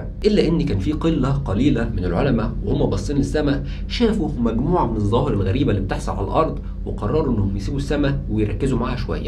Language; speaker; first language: Arabic; native; Arabic